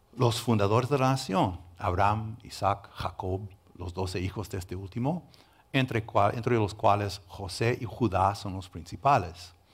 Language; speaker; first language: Spanish; non-native, fluent; English